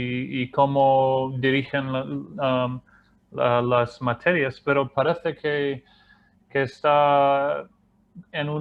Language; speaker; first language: Spanish; non-native, fluent; English